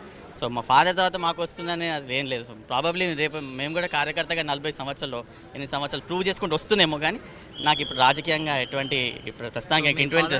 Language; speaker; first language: Telugu; native; Telugu